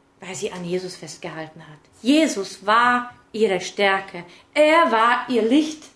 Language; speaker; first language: German; early bilingual, other home language; Czech